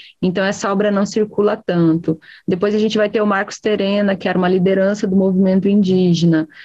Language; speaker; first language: Portuguese; native; Portuguese